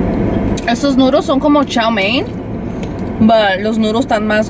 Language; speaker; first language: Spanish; early bilingual, heritage; Spanish